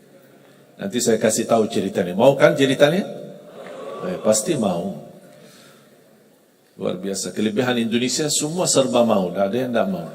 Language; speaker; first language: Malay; non-native, fluent; Arabic